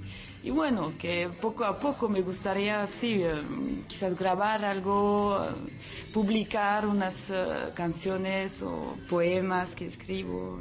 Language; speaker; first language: Spanish; early bilingual, heritage; French